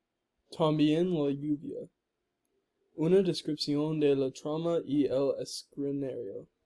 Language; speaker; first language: Spanish; non-native, learner; English